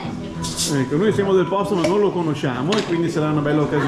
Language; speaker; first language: Italian; native; Italian